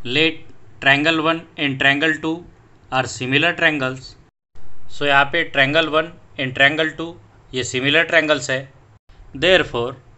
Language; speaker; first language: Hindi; non-native, local second language; Marathi